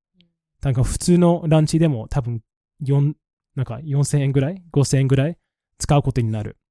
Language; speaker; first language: Japanese; non-native, fluent; English